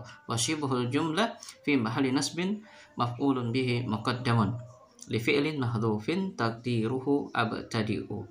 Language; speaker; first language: Arabic; non-native, fluent; Indonesian